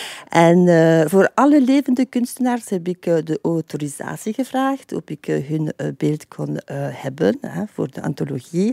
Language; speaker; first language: Dutch; non-native, fluent; French